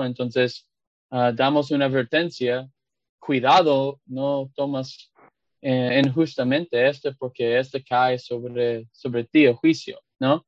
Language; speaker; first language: Spanish; non-native, fluent; English